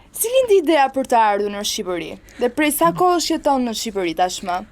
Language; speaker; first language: Albanian; native; Albanian